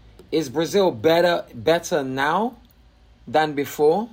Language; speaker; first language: English; native; English